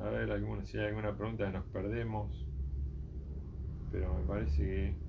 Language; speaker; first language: Spanish; native; Spanish